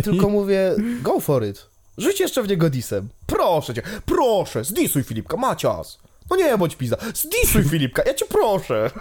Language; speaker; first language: Polish; native; Polish